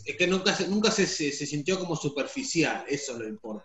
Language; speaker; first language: Spanish; native; Spanish